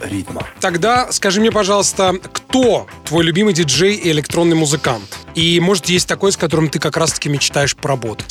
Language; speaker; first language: Russian; native; Russian